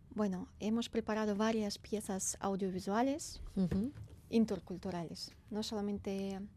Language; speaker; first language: Spanish; non-native, fluent; Ukrainian